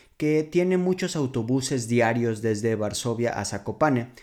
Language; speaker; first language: Spanish; native; Spanish